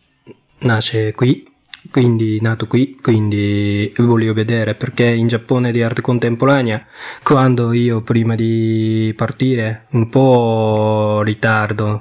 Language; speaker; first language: Italian; non-native, learner; Japanese